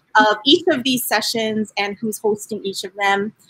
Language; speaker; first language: English; native; English